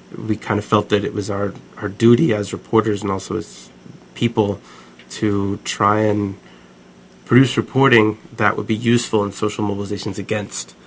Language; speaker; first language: English; native; English